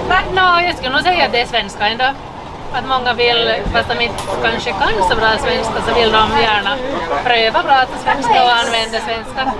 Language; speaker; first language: Swedish; native; Swedish